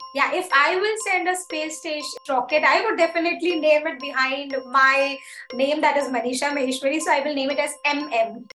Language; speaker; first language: English; non-native, local second language; Hindi